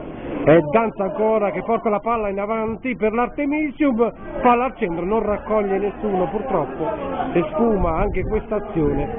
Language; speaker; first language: Italian; native; Italian